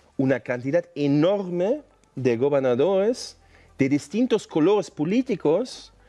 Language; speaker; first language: Spanish; non-native, fluent; German